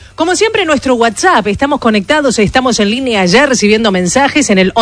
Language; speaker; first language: Spanish; native; Spanish